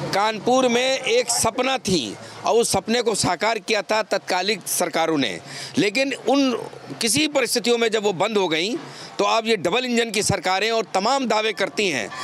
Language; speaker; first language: Hindi; native; Hindi